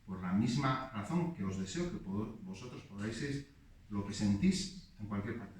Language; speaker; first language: Spanish; native; Spanish